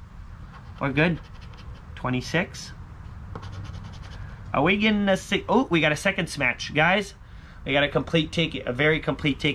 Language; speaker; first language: English; native; English